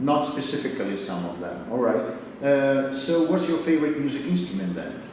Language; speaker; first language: English; non-native, fluent; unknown